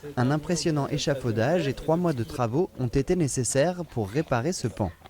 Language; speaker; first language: French; native; French